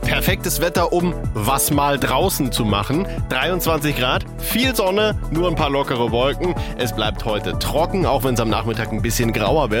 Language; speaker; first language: German; native; German